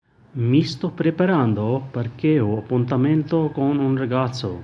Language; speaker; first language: Italian; non-native, learner; Urdu